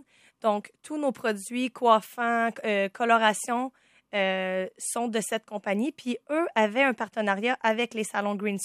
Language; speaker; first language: French; native; French